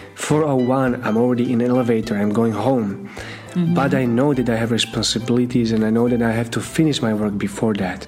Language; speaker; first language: English; non-native, fluent; Slovak